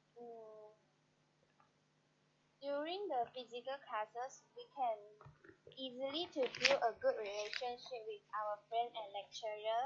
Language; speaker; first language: English; non-native, learner; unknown